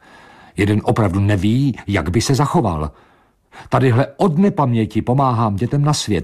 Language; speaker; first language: Czech; native; Czech